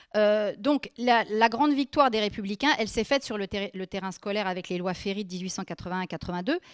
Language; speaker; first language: French; native; French